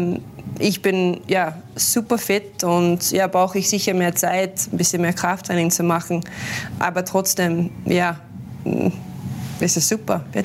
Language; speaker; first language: German; non-native, learner; English